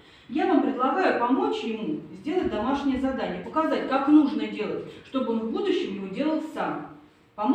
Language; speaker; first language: Russian; native; Russian